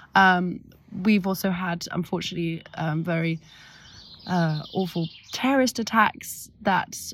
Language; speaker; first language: English; native; English